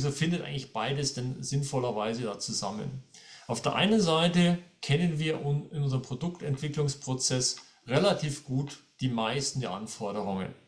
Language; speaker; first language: German; native; German